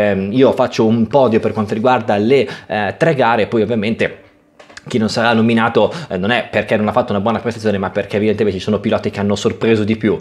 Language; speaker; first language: Italian; native; Italian